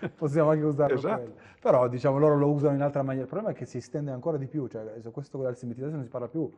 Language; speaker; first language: Italian; non-native, fluent; Arabic